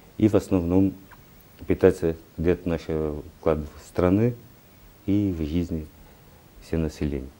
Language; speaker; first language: Russian; non-native, learner; Portuguese